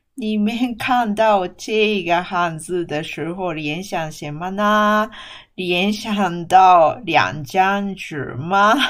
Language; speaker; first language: Chinese; non-native, fluent; Japanese